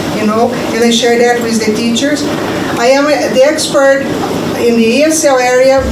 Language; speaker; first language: English; non-native, fluent; Portuguese